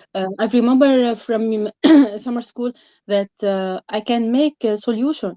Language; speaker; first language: English; non-native, learner; Arabic